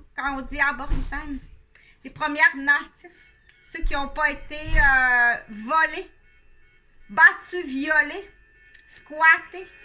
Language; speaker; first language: French; native; French